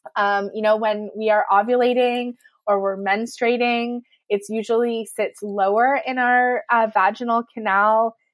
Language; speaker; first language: English; native; English